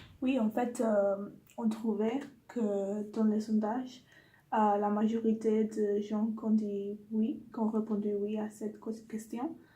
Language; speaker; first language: French; non-native, learner; English